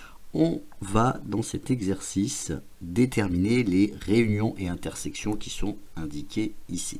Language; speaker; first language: French; native; French